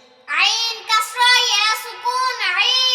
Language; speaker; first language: Arabic; non-native, learner; Bangla